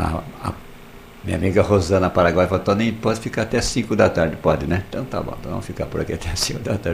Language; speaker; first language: Portuguese; native; Portuguese